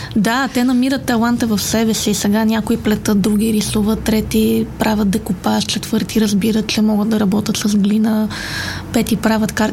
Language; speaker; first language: Bulgarian; native; Bulgarian